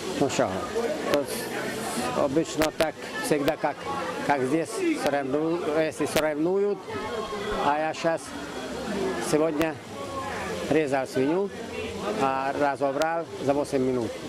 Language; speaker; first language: Russian; non-native, local second language; Hungarian